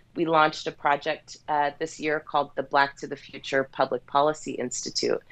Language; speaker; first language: English; native; English